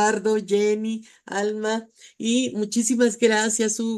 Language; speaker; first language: Spanish; native; Spanish